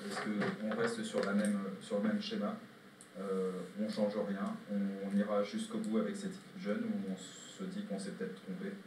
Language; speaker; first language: French; native; French